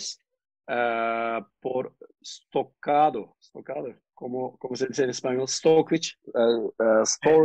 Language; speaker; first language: Spanish; non-native, learner; Turkish